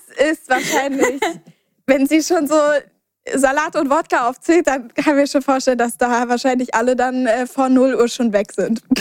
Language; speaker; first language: German; native; German